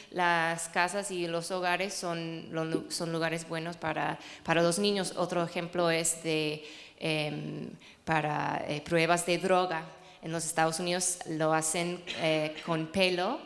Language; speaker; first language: Spanish; non-native, fluent; English